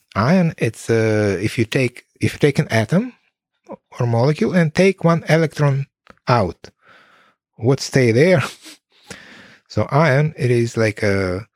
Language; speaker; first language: English; non-native, fluent; Ukrainian